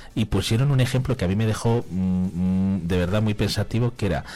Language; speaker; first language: Spanish; native; Spanish